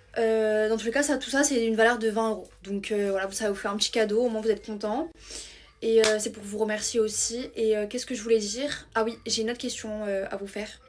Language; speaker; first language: French; native; French